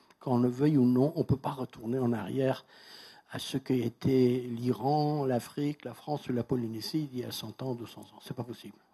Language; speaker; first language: French; non-native, fluent; Persian